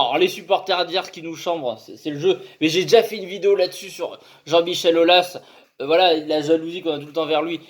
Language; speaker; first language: French; native; French